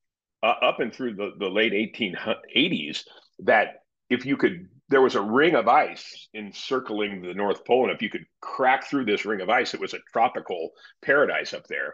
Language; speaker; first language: English; native; English